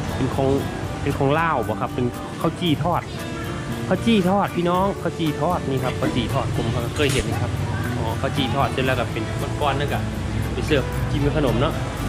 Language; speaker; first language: Thai; native; Thai